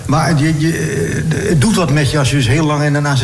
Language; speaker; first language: Dutch; native; Dutch